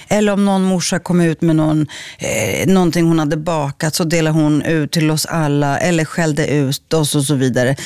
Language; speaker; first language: Swedish; early bilingual, other home language; Greek